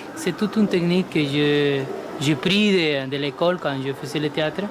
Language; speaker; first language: French; non-native, fluent; Spanish